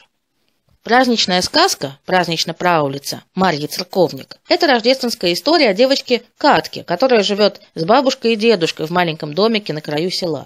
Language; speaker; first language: Russian; native; Russian